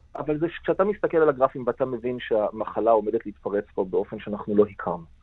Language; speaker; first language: Hebrew; native; Hebrew